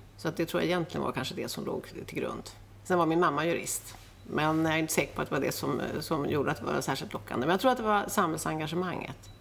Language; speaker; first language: Swedish; native; Swedish